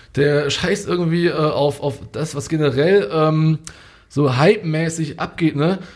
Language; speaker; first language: German; early bilingual, other home language; Hungarian